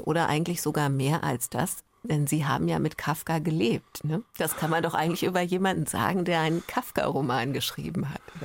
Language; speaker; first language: German; native; German